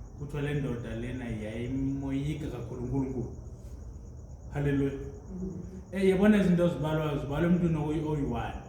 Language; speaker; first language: Zulu; non-native, local second language; Xhosa